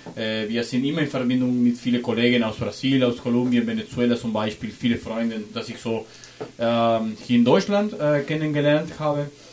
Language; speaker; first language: German; non-native, learner; Spanish